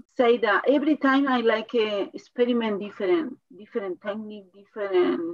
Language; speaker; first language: English; non-native, learner; Spanish